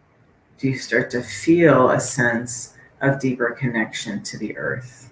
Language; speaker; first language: English; native; English